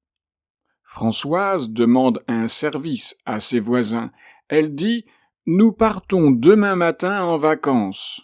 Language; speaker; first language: French; native; French